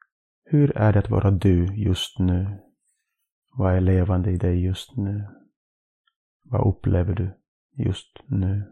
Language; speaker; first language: Swedish; non-native, fluent; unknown